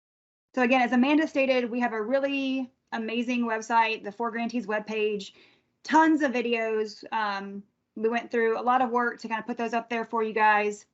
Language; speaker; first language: English; native; English